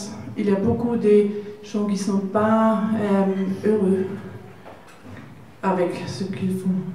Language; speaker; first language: French; non-native, learner; German